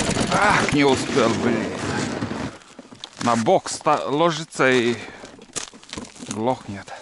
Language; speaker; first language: Russian; native; Russian